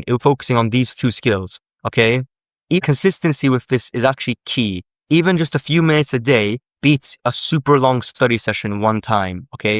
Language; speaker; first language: English; native; English